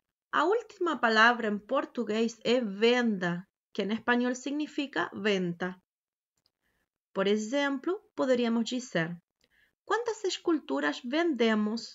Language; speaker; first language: Portuguese; non-native, fluent; Spanish